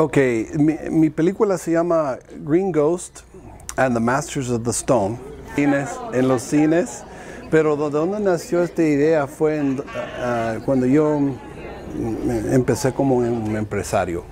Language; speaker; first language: Spanish; early bilingual, heritage; Spanish